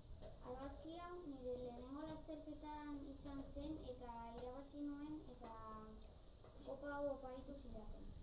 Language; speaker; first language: Basque; non-native, local second language; Spanish